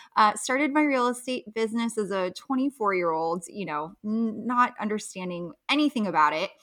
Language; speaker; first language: English; native; English